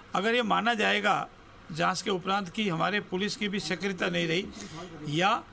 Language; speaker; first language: Hindi; native; Hindi